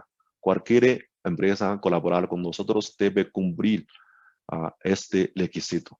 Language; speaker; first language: Spanish; non-native, learner; Chinese